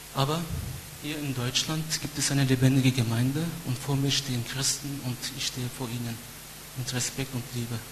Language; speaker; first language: German; non-native, fluent; Turkish